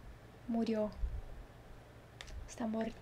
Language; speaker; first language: Spanish; non-native, fluent; Portuguese